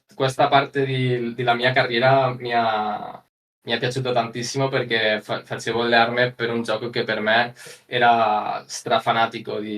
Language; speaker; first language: Italian; non-native, learner; Spanish